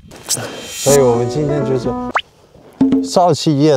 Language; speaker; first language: Chinese; non-native, fluent; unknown